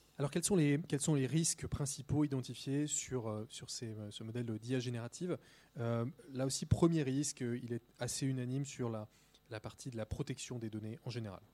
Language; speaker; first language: French; native; French